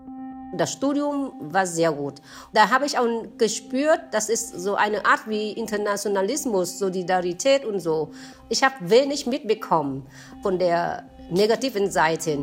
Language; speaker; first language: German; non-native, fluent; Vietnamese